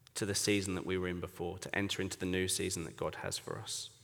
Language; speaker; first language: English; native; English